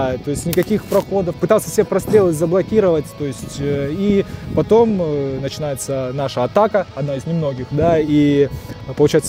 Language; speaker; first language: Russian; native; Russian